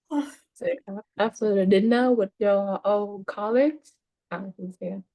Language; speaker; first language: English; non-native, learner; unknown